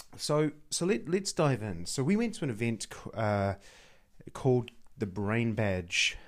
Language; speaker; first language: English; native; English